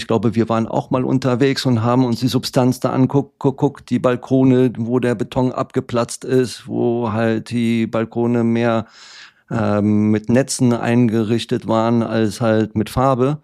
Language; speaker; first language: German; native; German